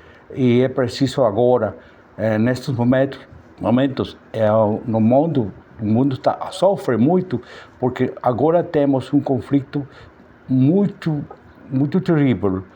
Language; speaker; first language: Portuguese; non-native, learner; Spanish